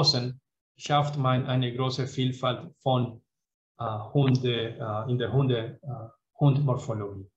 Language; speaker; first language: German; non-native, fluent; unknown